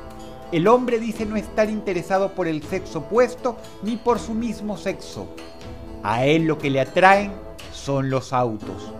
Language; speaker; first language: Spanish; native; Spanish